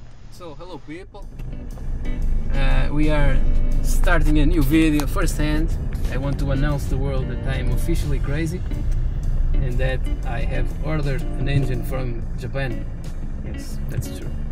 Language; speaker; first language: English; non-native, fluent; Portuguese